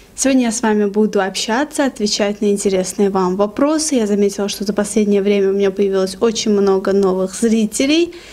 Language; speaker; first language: Russian; non-native, local second language; Lezghian